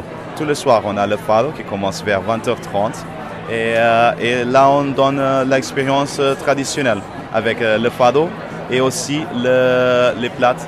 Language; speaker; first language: French; non-native, fluent; Portuguese